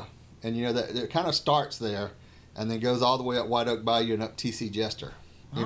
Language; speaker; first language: English; native; English